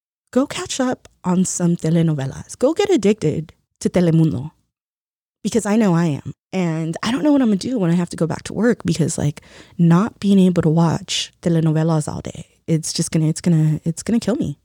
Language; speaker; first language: English; early bilingual, other home language; Spanish